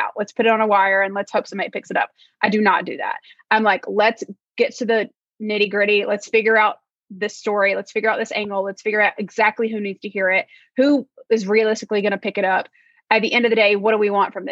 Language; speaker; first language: English; native; English